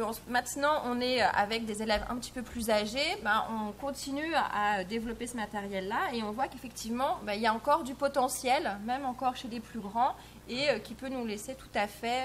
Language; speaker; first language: French; native; French